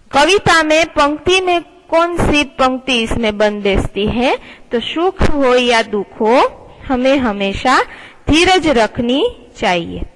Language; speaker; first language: Hindi; non-native, local second language; Gujarati